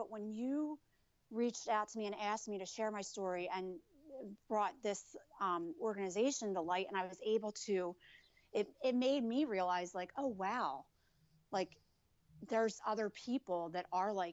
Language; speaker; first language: English; native; English